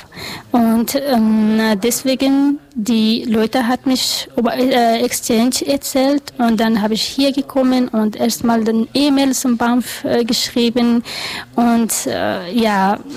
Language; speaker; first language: German; non-native, learner; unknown